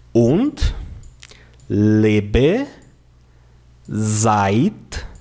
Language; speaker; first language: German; non-native, fluent; Portuguese